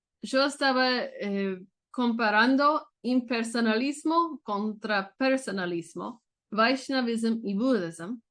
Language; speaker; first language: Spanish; non-native, learner; English